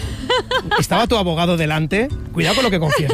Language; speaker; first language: Spanish; native; Spanish